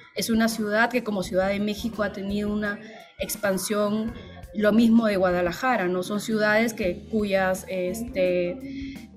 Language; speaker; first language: Spanish; native; Spanish